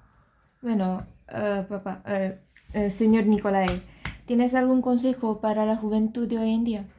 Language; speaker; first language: Spanish; early bilingual, other home language; Romanian